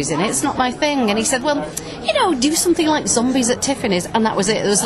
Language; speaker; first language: English; native; English